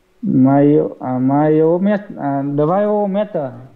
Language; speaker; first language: Russian; non-native, learner; Vietnamese